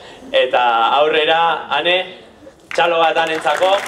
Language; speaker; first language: Basque; native; Basque